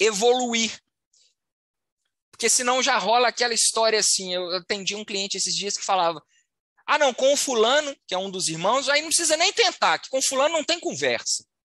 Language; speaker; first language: Portuguese; native; Portuguese